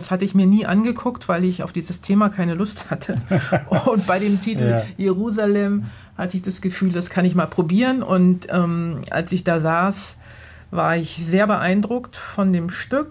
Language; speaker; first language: German; native; German